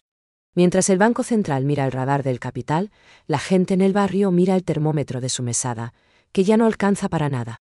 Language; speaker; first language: Spanish; native; Spanish